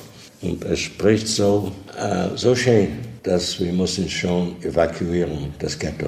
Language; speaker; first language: German; non-native, learner; Polish